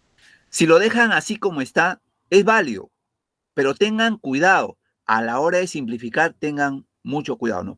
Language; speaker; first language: Spanish; native; Spanish